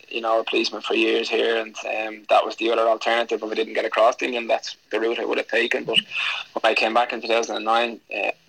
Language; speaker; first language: English; native; English